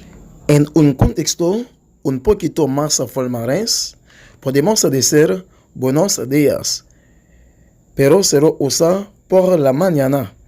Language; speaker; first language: Spanish; non-native, local second language; Haitian Creole